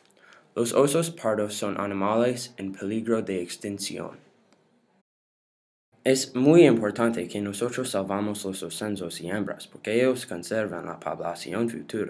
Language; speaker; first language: Spanish; non-native, learner; English